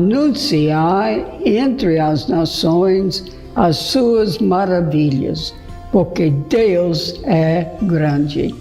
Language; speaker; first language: Portuguese; non-native, fluent; English